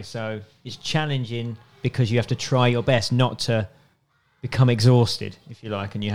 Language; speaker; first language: English; native; English